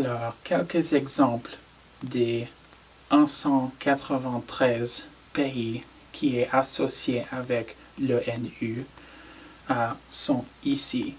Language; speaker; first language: French; non-native, learner; English